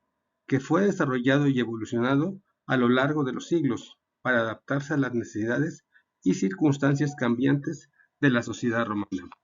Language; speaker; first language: Spanish; native; Spanish